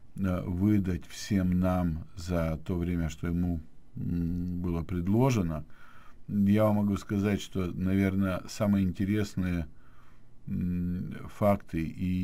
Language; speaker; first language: Russian; native; Russian